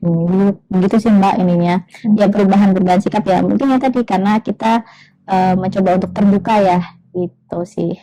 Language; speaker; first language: Indonesian; native; Indonesian